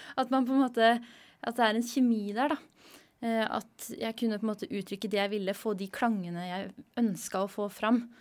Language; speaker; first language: Norwegian; native; Norwegian